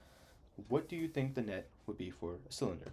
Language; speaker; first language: English; native; English